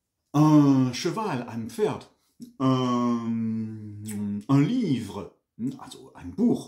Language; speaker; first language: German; non-native, fluent; French